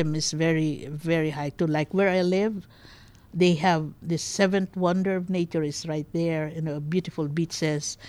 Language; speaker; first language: English; non-native, local second language; Bikol